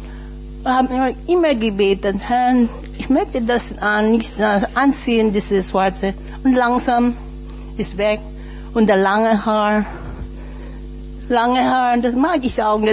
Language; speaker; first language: German; non-native, learner; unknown